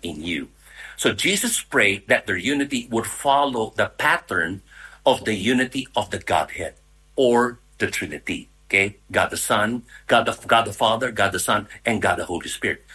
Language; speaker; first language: English; non-native, local second language; Filipino